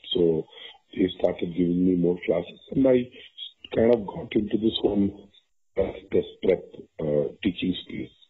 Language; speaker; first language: English; non-native, local second language; Tamil